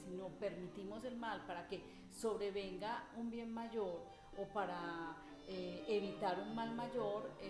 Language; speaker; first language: Spanish; native; Spanish